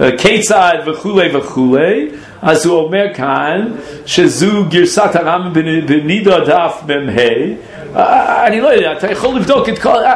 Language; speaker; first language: Hebrew; non-native, fluent; English